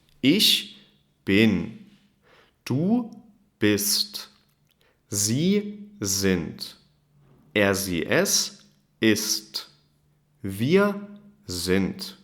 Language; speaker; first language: German; non-native, fluent; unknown